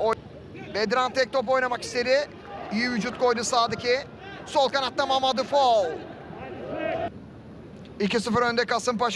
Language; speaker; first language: Turkish; native; Turkish